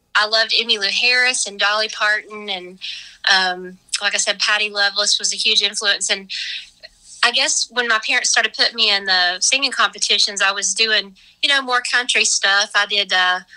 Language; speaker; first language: English; native; English